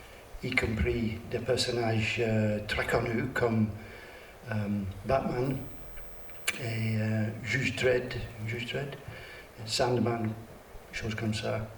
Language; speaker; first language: French; non-native, learner; English